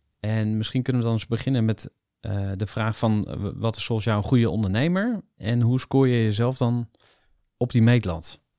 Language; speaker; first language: Dutch; native; Dutch